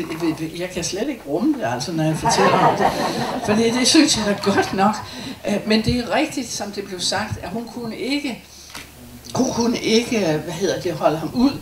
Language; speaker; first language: Danish; native; Danish